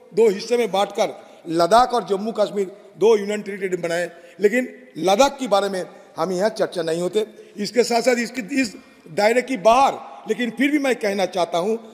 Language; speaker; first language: Hindi; native; Hindi